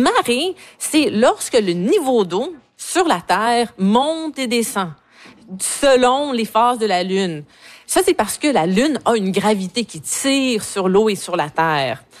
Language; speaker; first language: French; native; French